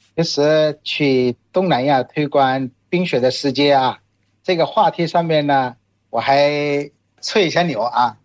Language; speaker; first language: Chinese; non-native, fluent; Bangla